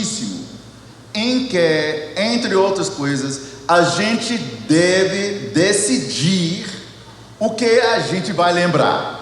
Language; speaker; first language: Portuguese; non-native, fluent; English